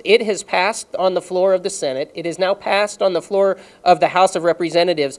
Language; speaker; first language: English; native; English